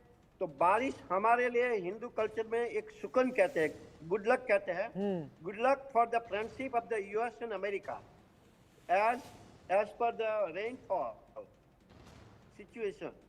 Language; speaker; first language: Hindi; non-native, local second language; Gujarati